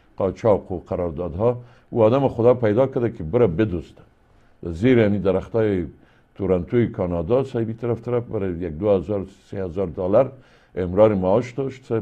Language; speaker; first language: Persian; native; Persian